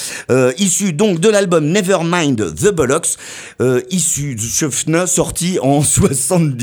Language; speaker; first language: French; native; French